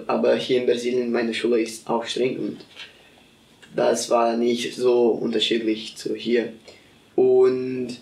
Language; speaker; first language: German; non-native, learner; Portuguese